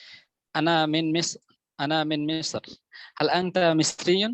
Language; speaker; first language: Arabic; non-native, learner; Bangla